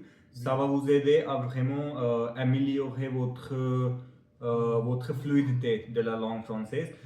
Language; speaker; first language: French; non-native, fluent; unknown